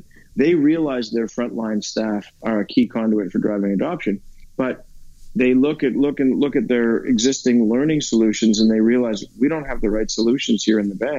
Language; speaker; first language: English; native; English